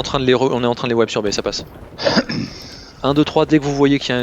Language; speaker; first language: French; native; French